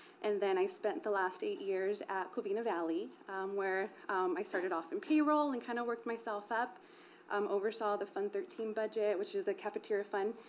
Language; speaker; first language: English; early bilingual, other home language; Spanish